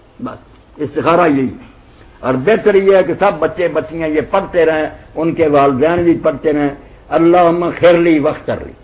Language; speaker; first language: Urdu; non-native, local second language; Punjabi